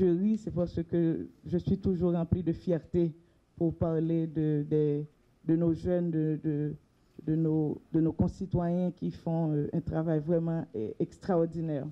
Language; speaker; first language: French; non-native, local second language; Haitian Creole